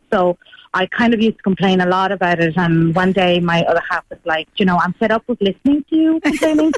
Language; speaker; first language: English; non-native, fluent; Spanish